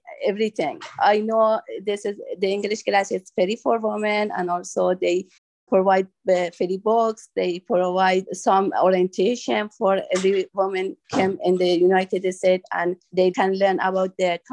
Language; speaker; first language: English; non-native, learner; Persian